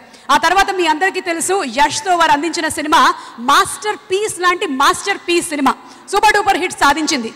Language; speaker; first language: Telugu; native; Telugu